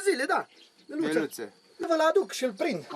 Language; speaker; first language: Romanian; native; Romanian